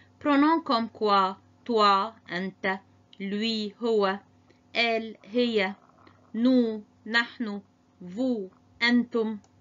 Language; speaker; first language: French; non-native, fluent; Arabic